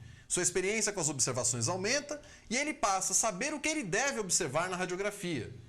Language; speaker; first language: Portuguese; native; Portuguese